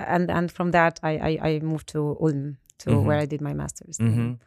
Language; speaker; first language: English; non-native, fluent; Arabic